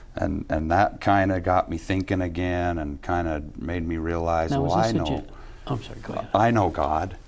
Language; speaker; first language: English; native; English